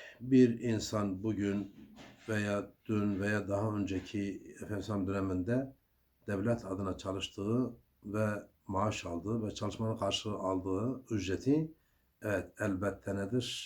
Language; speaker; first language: Turkish; native; Turkish